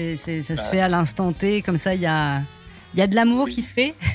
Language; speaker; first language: French; native; French